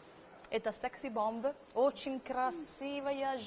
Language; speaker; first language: Russian; non-native, learner; Italian